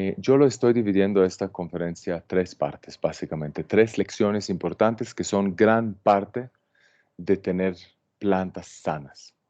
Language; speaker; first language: Spanish; non-native, fluent; Hebrew